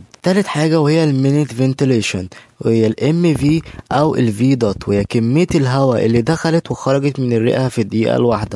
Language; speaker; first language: Arabic; native; Arabic